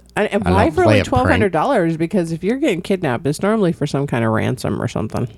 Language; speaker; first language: English; native; English